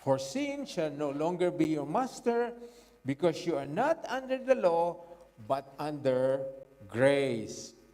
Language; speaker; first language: English; non-native, local second language; Filipino